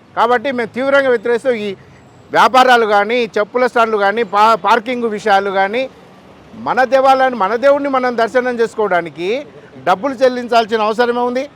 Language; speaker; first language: Telugu; native; Telugu